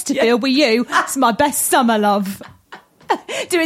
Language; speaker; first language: English; native; English